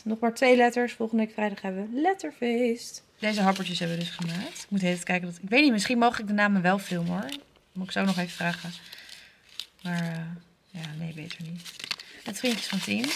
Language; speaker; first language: Dutch; native; Dutch